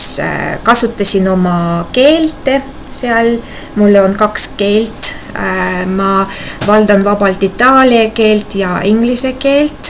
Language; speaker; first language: Estonian; non-native, local second language; Russian